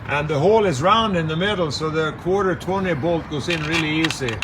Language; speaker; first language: English; non-native, fluent; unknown